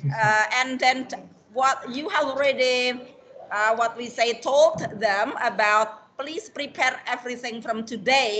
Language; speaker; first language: English; non-native, fluent; Indonesian